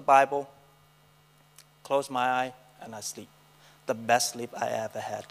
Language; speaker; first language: English; non-native, fluent; Vietnamese